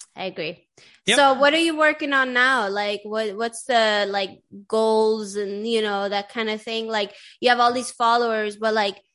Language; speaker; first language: English; non-native, fluent; Swedish